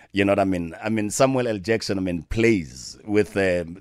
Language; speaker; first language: English; non-native, local second language; Tswana